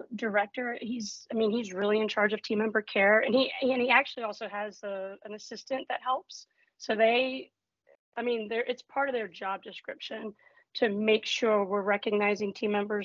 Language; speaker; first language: English; native; English